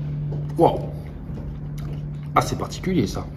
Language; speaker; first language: French; native; French